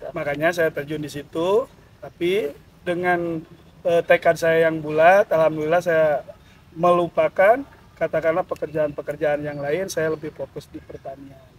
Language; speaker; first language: Indonesian; native; Indonesian